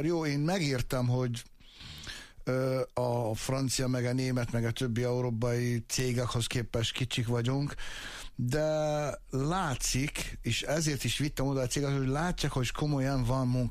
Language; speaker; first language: Hungarian; non-native, fluent; Arabic